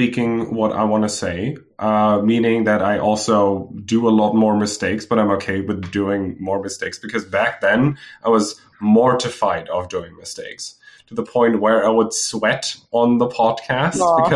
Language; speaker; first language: English; non-native, fluent; German